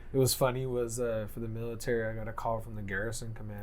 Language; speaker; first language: English; native; English